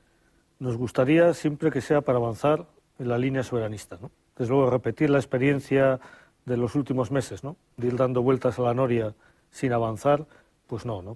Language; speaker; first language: Spanish; native; Spanish